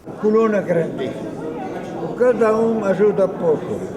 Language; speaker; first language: Portuguese; non-native, learner; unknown